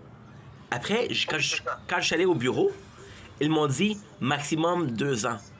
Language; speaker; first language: French; native; French